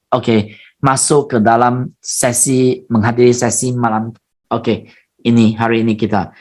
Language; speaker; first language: Malay; non-native, local second language; Chinese